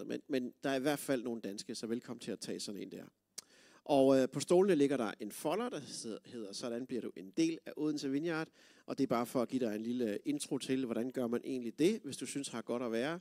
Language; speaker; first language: Danish; native; Danish